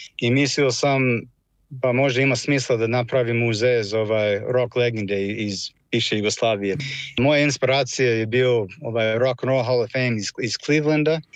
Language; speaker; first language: Croatian; non-native, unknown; English